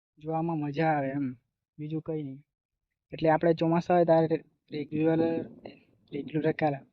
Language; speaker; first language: Gujarati; non-native, local second language; Bhili